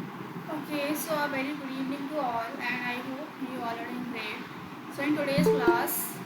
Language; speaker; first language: English; non-native, local second language; Hindi